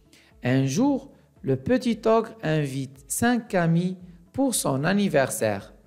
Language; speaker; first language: French; non-native, local second language; Arabic